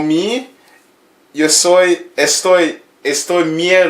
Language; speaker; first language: Spanish; non-native, learner; French